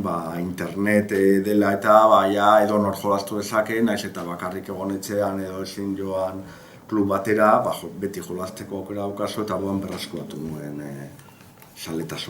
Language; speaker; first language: Basque; non-native, local second language; Spanish